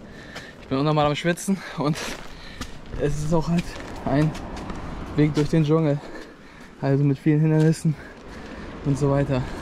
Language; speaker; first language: German; native; German